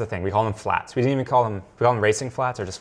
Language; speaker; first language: English; native; English